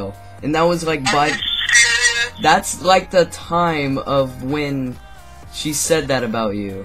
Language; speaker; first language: English; native; English